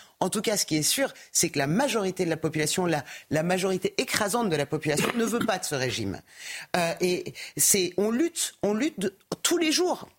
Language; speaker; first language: French; early bilingual, other home language; Persian